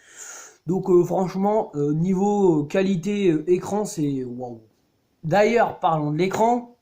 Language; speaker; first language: French; native; French